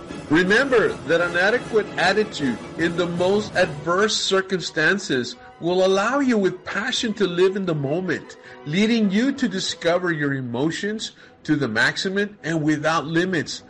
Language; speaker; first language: English; early bilingual, other home language; Spanish